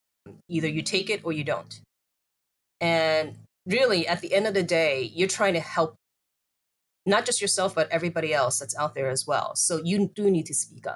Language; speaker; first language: English; native; English